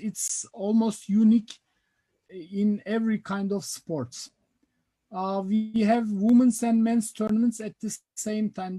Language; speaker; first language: English; non-native, fluent; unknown